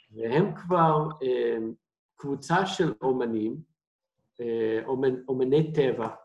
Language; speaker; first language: Hebrew; non-native, fluent; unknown